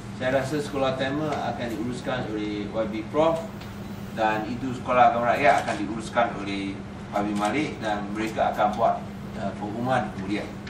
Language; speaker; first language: Malay; non-native, local second language; Chinese